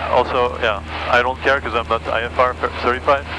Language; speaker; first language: English; non-native, fluent; French